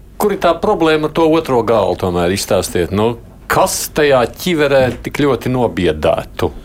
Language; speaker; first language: Latvian; native; Latvian